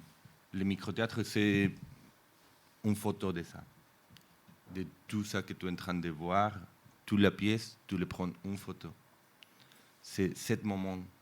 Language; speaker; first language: French; non-native, fluent; Spanish